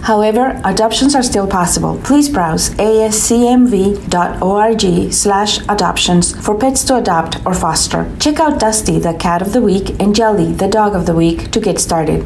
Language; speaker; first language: English; native; English